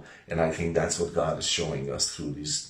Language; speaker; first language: English; non-native, fluent; Hungarian